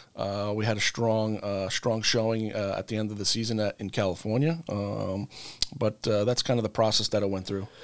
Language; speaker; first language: English; native; English